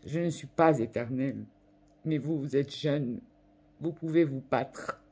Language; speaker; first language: French; non-native, local second language; Arabic